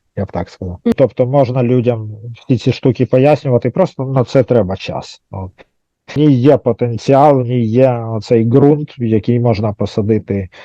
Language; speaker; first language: Ukrainian; native; Ukrainian